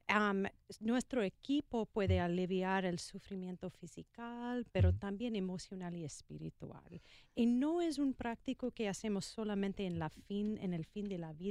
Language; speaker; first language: Spanish; non-native, learner; English